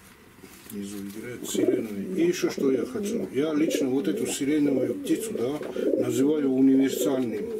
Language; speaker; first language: Russian; non-native, local second language; Georgian